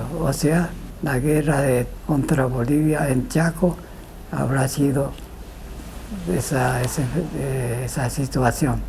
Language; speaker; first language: Spanish; early bilingual, other home language; Japanese